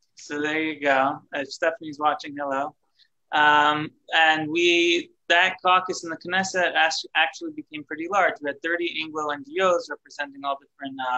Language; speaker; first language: English; native; English